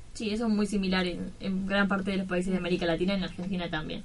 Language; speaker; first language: Spanish; native; Spanish